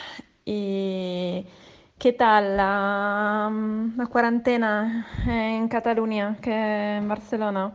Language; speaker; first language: Spanish; non-native, fluent; Italian